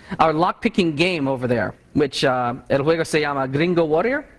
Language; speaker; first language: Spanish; non-native, learner; English